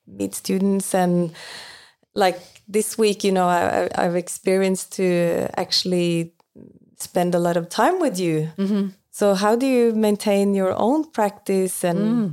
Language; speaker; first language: English; non-native, fluent; Norwegian